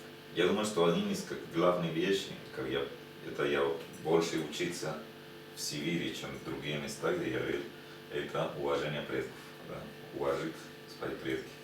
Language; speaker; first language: Russian; non-native, learner; Spanish